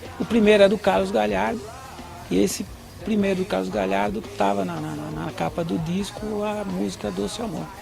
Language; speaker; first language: Portuguese; native; Portuguese